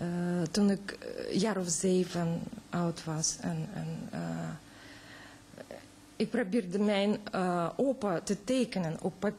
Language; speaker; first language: Dutch; non-native, fluent; Russian